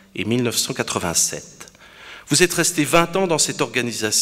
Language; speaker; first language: French; native; French